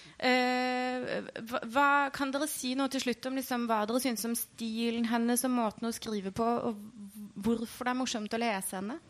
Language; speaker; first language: Norwegian; native; Norwegian